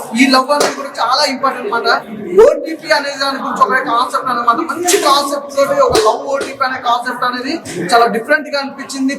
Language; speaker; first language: Telugu; native; Telugu